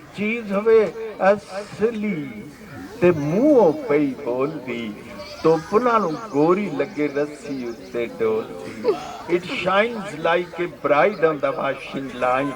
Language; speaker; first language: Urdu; non-native, local second language; Punjabi